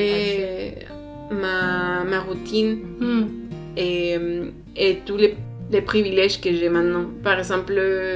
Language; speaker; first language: French; non-native, learner; Spanish